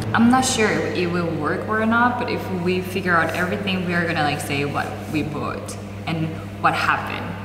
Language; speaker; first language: English; non-native, fluent; Korean